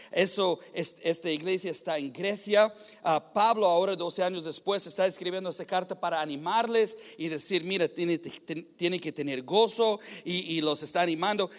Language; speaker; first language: Spanish; non-native, fluent; English